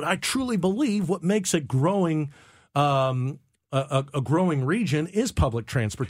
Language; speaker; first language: English; native; English